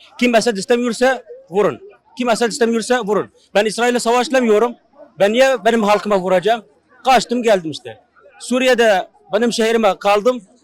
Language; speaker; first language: Turkish; non-native, learner; Arabic